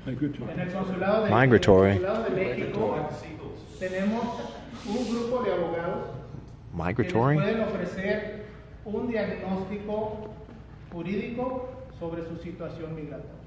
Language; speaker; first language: Spanish; native; Spanish